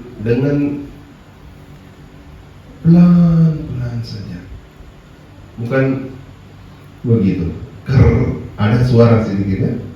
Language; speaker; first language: Indonesian; non-native, fluent; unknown